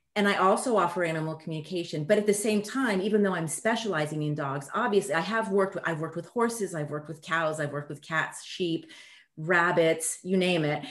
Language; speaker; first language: English; early bilingual, other home language; French